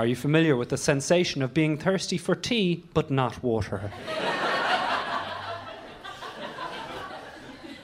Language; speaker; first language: English; native; English